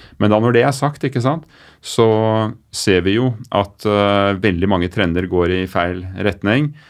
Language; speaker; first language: Norwegian; native; Norwegian